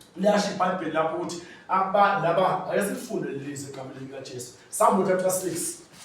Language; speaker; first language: Zulu; native; Zulu